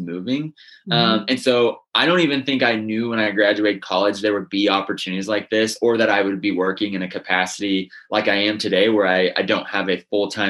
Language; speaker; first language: English; native; English